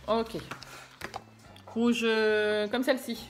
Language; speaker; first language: French; native; French